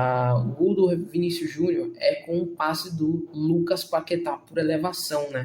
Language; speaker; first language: Portuguese; native; Portuguese